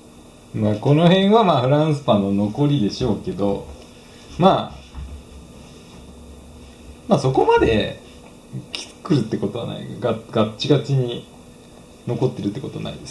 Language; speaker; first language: Japanese; native; Japanese